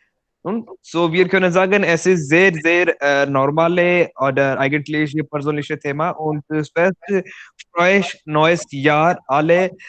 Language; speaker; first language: German; non-native, learner; Hindi